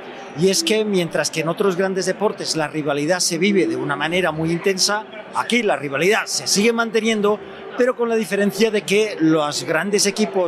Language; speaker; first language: Spanish; native; Spanish